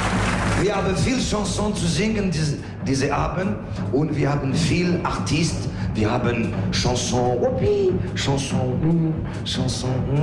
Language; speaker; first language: German; non-native, learner; French